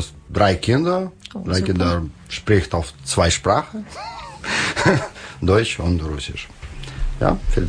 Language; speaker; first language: German; non-native, learner; Russian